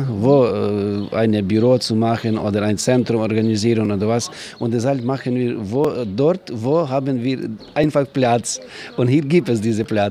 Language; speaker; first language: German; non-native, learner; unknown